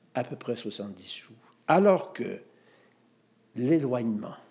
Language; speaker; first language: French; native; French